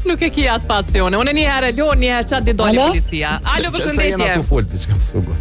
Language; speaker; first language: Albanian; native; Albanian